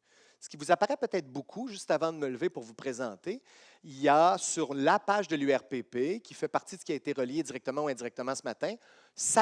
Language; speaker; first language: French; native; French